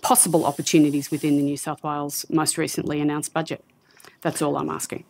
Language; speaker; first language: English; native; English